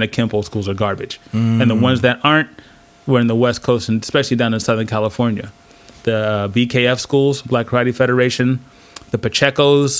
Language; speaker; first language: English; native; English